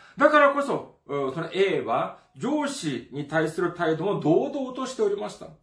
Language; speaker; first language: Japanese; non-native, fluent; Korean